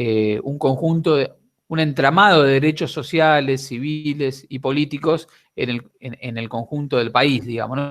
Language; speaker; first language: Spanish; native; Spanish